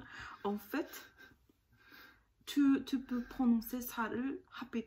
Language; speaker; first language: French; non-native, learner; Korean